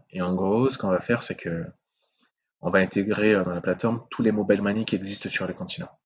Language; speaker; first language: French; non-native, local second language; Sango